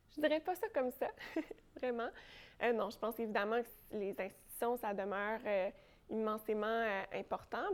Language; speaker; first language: French; native; French